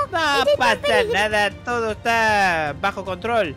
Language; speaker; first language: Spanish; native; Spanish